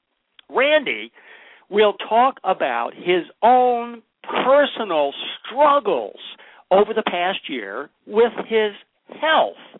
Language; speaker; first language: English; native; English